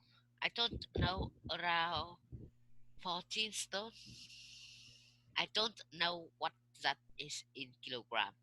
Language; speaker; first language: English; non-native, learner; Vietnamese